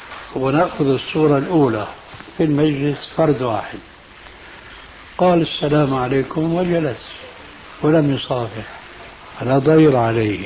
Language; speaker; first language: Arabic; native; Arabic